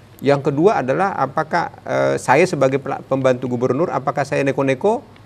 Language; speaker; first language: Indonesian; native; Indonesian